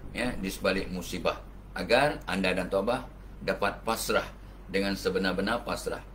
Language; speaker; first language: Malay; native; Malay